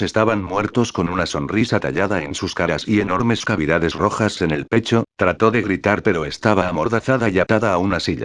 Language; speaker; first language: Spanish; native; Spanish